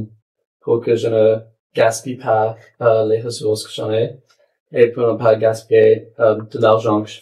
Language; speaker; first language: French; non-native, local second language; English